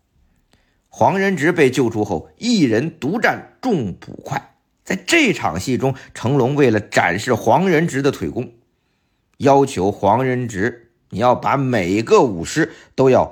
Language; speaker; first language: Chinese; native; Chinese